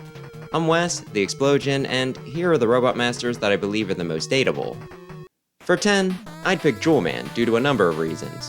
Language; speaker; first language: English; native; English